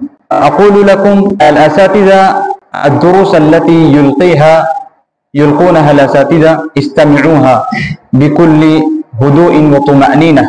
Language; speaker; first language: Arabic; non-native, fluent; Urdu